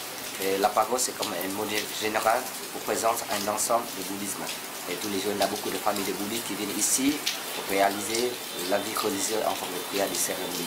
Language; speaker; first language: French; non-native, learner; Vietnamese